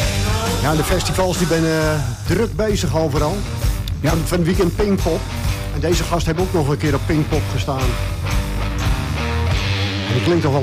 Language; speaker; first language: Dutch; native; Dutch